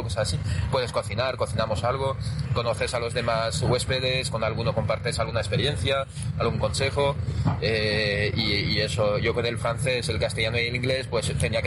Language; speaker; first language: Spanish; non-native, fluent; French